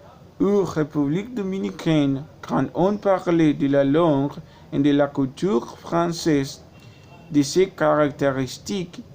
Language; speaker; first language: French; non-native, learner; Spanish